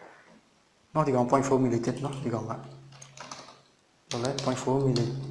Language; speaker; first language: Burmese; native; Burmese